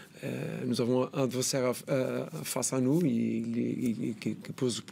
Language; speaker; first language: French; non-native, learner; Portuguese